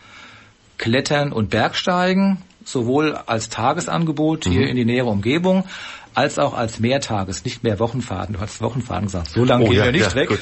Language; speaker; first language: German; native; German